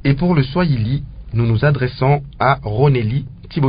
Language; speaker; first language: French; non-native, local second language; Lingala